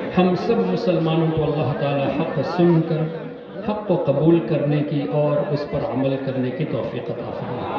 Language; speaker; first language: Urdu; non-native, local second language; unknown